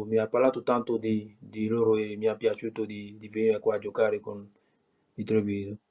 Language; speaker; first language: Italian; non-native, learner; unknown